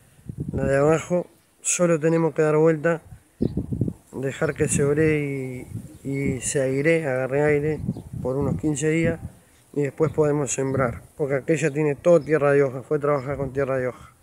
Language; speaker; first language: Spanish; native; Spanish